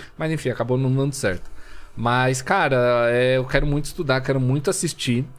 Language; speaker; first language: Portuguese; early bilingual, other home language; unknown